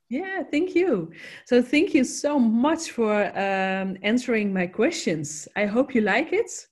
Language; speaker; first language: English; non-native, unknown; Dutch